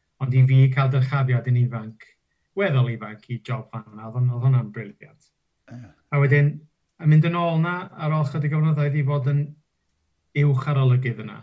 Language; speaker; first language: Welsh; non-native, local second language; English